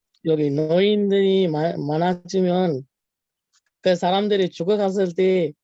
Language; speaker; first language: Korean; non-native, learner; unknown